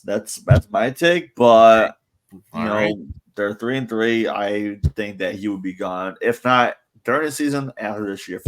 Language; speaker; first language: English; native; English